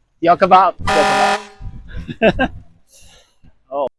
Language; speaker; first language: Welsh; non-native, learner; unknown